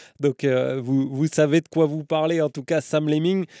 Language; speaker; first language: French; native; French